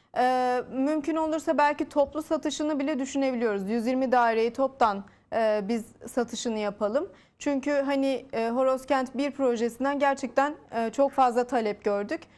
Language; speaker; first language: Turkish; native; Turkish